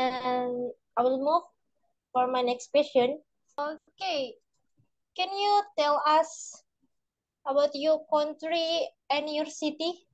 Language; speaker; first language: English; non-native, learner; Indonesian